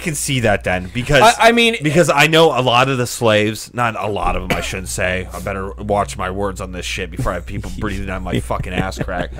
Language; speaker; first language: English; native; English